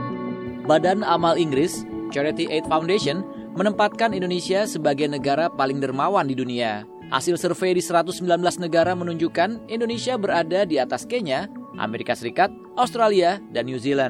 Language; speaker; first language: Indonesian; native; Indonesian